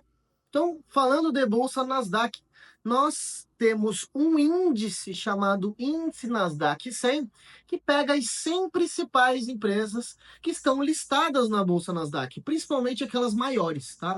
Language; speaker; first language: Portuguese; native; Portuguese